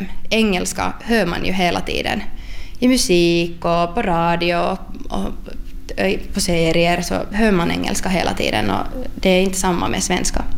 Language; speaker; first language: Swedish; non-native, local second language; Finnish